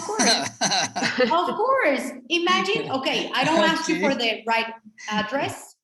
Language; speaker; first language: English; non-native, fluent; Spanish